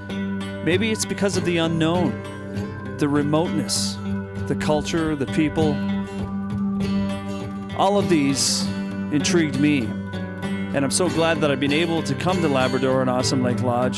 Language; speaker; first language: English; native; English